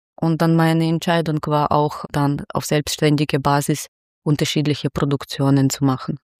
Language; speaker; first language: German; non-native, fluent; Ukrainian